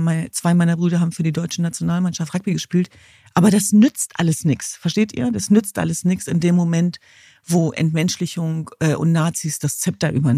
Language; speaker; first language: German; early bilingual, other home language; Kurdish